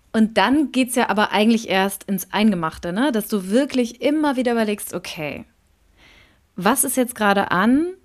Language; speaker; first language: German; native; German